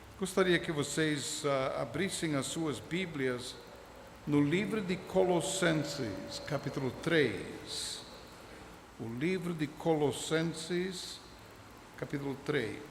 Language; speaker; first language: Portuguese; non-native, fluent; English